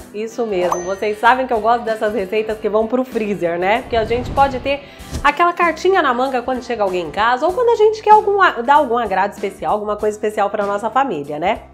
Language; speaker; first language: Portuguese; native; Portuguese